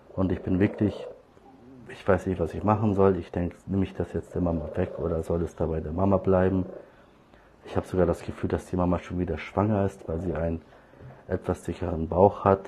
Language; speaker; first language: German; early bilingual, other home language; Turkish